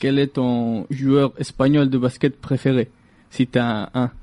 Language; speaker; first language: French; non-native, learner; Galician